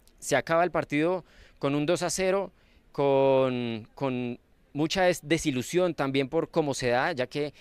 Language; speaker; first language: Spanish; native; Spanish